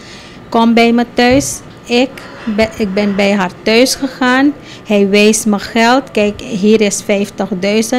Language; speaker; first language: Dutch; non-native, local second language; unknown